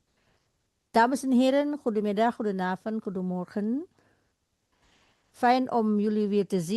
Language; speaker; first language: Dutch; non-native, fluent; Indonesian